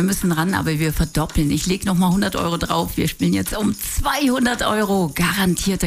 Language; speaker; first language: German; native; German